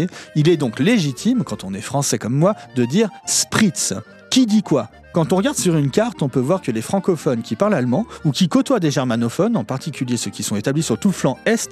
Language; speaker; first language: French; native; French